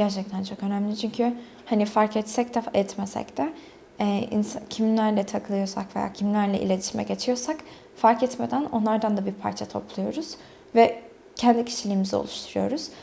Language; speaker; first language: Turkish; early bilingual, other home language; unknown